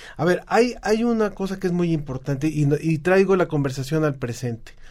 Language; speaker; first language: Spanish; native; Spanish